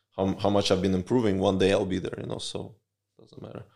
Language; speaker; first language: English; early bilingual, other home language; Russian